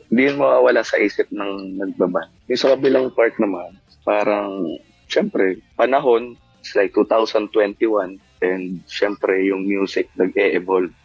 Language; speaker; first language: Filipino; non-native, local second language; Bikol